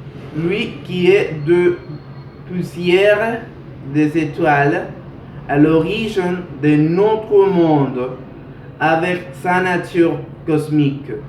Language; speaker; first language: French; non-native, learner; Spanish